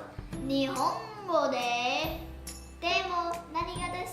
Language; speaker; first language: Japanese; non-native, learner; English